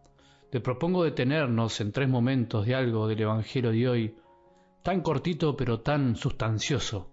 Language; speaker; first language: Spanish; native; Spanish